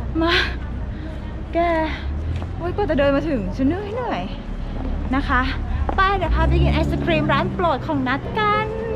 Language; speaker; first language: Thai; native; Thai